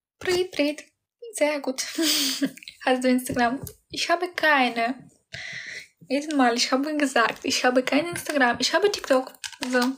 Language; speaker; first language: German; non-native, learner; Ukrainian